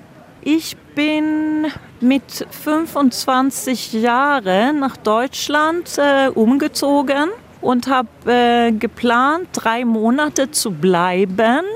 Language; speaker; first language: German; non-native, fluent; Swedish